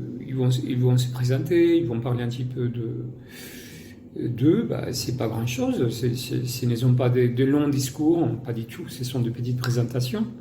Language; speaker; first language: French; non-native, fluent; Spanish